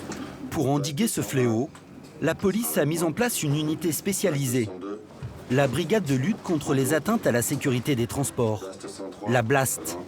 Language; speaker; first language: French; native; French